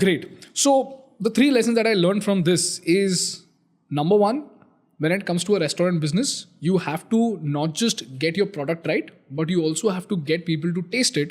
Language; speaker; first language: English; non-native, local second language; Hindi